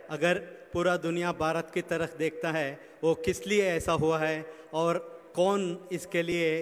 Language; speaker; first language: Hindi; non-native, local second language; Kannada